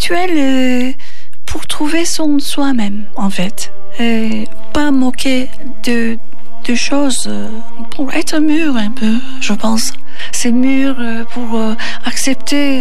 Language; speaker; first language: French; non-native, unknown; Turkish